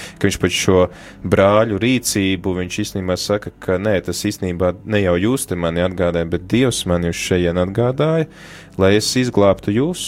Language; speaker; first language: Latvian; native; Latvian